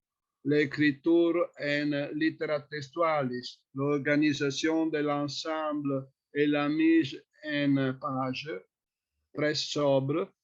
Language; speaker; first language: French; non-native, fluent; Italian